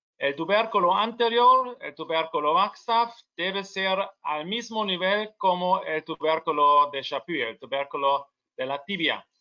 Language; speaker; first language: Spanish; non-native, learner; German